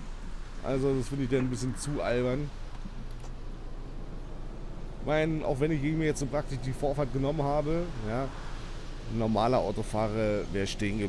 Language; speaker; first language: German; native; German